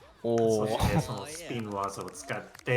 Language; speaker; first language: Japanese; non-native, learner; English